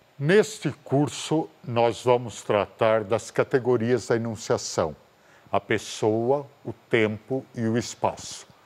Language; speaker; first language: Portuguese; native; Portuguese